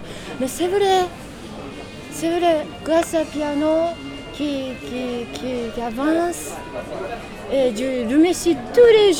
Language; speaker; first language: French; non-native, learner; Japanese